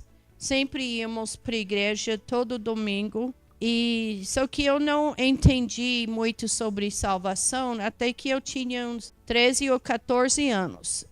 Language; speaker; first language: Portuguese; non-native, fluent; English